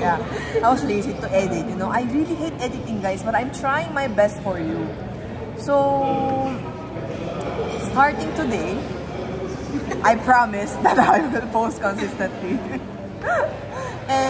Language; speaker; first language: English; non-native, local second language; Korean